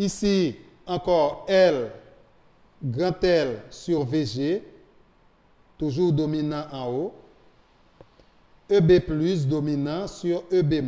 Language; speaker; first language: French; non-native, local second language; Haitian Creole